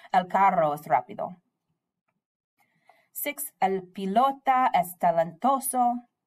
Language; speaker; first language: Spanish; non-native, fluent; English